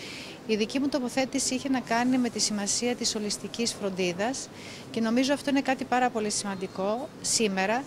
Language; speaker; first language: Greek; native; Greek